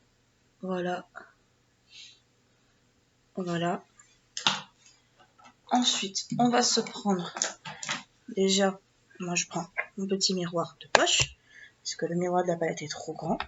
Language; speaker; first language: French; native; French